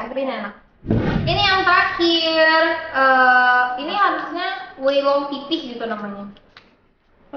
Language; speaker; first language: Indonesian; early bilingual, other home language; Japanese